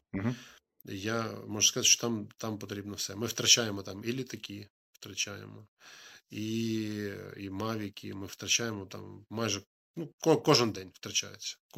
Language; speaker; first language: Ukrainian; native; Ukrainian